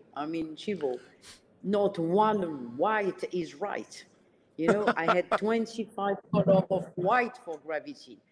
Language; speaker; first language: English; early bilingual, other home language; Arabic